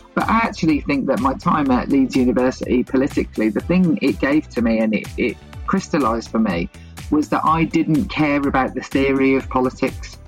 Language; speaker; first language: English; native; English